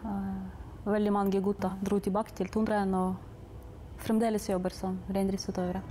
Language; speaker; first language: Swedish; non-native, fluent; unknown